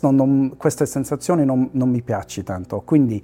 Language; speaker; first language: Italian; non-native, fluent; English